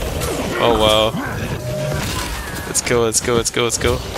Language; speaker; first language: English; non-native, fluent; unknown